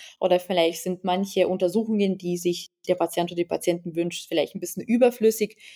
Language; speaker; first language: German; non-native, fluent; Lithuanian